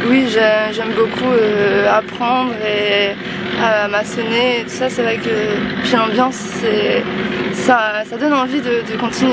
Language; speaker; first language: French; native; French